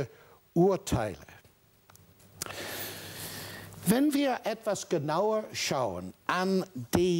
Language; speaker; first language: German; non-native, fluent; English